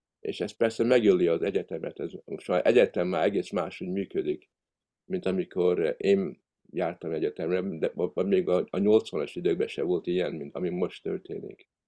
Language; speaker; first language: Hungarian; early bilingual, heritage; Hungarian